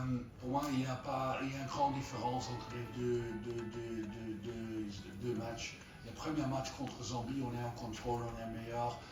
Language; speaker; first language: French; non-native, fluent; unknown